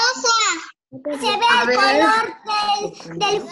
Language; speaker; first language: Spanish; native; Spanish